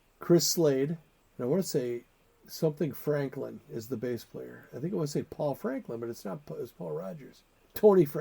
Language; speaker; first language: English; native; English